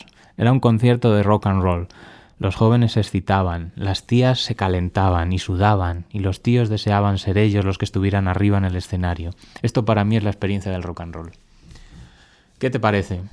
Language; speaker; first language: Spanish; native; Spanish